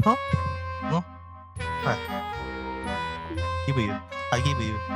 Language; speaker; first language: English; non-native, learner; Japanese